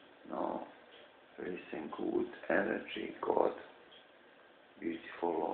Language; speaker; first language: English; non-native, learner; Serbian